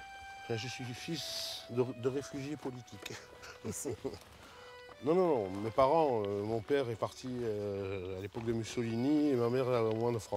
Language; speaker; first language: French; early bilingual, other home language; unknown